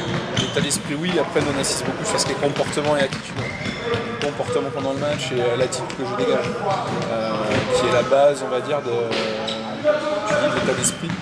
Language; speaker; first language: French; native; French